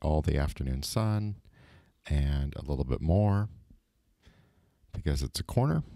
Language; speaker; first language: English; native; English